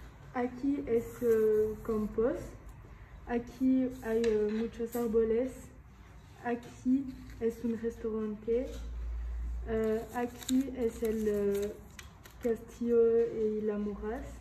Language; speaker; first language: Spanish; non-native, learner; French